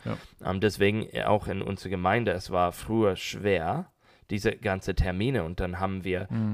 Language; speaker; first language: German; non-native, learner; English